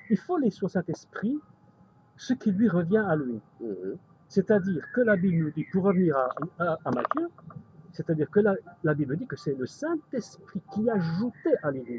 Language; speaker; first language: French; native; French